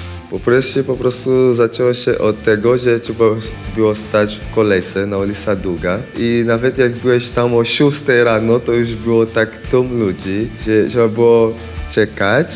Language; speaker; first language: Polish; non-native, fluent; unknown